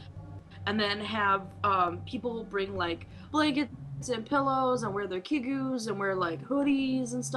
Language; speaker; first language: English; native; English